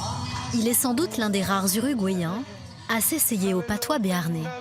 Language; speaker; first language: French; native; French